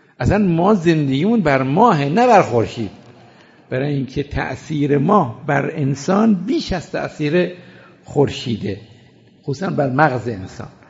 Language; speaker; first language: Persian; non-native, fluent; Arabic